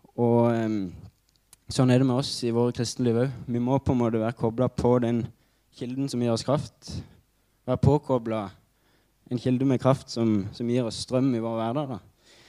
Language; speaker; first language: Norwegian; native; Norwegian